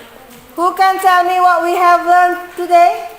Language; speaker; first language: English; non-native, learner; Indonesian